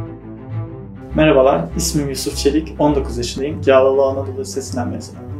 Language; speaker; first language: Turkish; native; Turkish